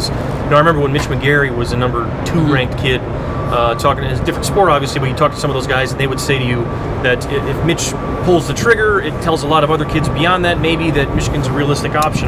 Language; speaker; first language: English; native; English